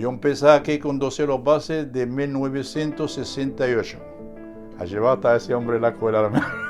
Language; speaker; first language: Spanish; native; Spanish